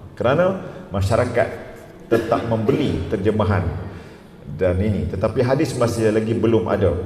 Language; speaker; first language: Malay; native; Malay